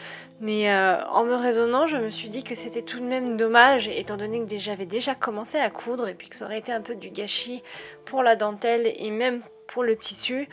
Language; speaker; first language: French; native; French